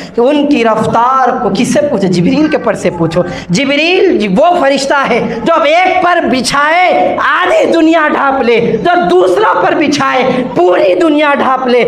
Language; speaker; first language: Urdu; native; Urdu